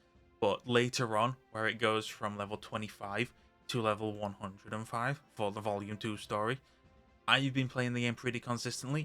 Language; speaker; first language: English; native; English